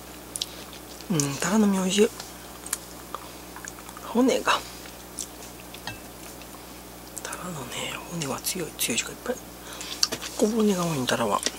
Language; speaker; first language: Japanese; native; Japanese